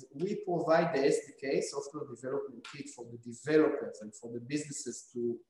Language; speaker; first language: English; non-native, fluent; Hebrew